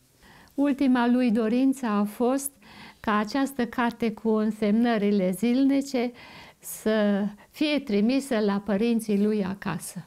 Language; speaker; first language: Romanian; non-native, local second language; German